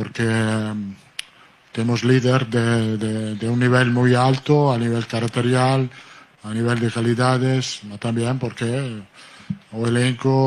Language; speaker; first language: Portuguese; non-native, learner; Italian